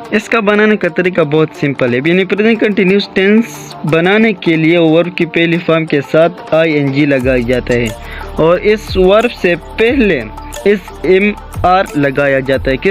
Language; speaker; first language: Urdu; non-native, local second language; Pashto